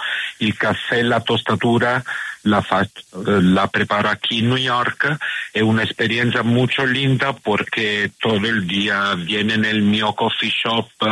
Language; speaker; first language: Spanish; non-native, learner; Italian